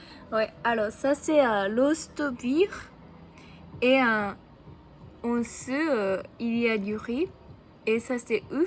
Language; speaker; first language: French; non-native, learner; Japanese